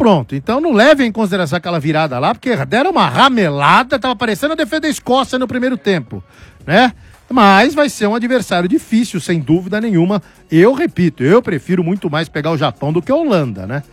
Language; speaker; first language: Portuguese; native; Portuguese